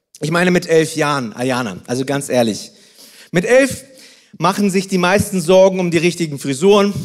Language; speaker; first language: German; early bilingual, other home language; Russian